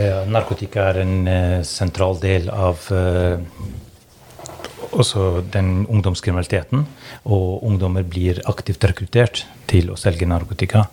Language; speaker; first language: Norwegian; non-native, fluent; Albanian